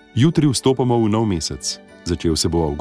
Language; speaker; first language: Slovenian; native; Slovenian